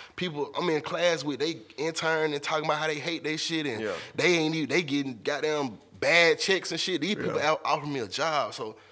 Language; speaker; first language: English; native; English